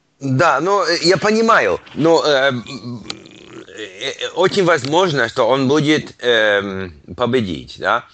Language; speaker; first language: Russian; non-native, learner; English